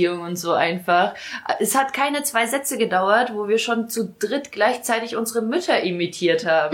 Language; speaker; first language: German; early bilingual, other home language; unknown